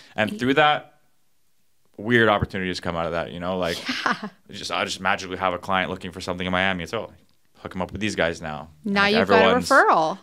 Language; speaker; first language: English; native; English